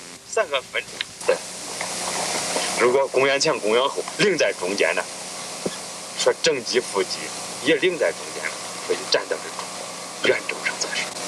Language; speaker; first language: Chinese; native; Chinese